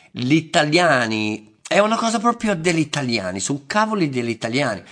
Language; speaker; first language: Italian; non-native, fluent; English